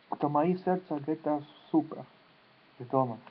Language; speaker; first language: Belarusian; non-native, learner; Spanish